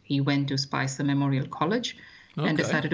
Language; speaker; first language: English; non-native, local second language; Malayalam